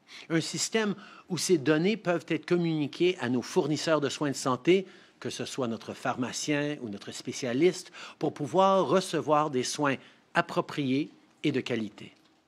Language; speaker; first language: French; early bilingual, heritage; French